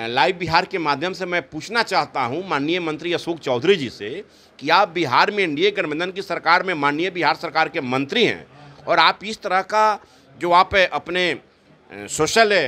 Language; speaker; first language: Hindi; native; Hindi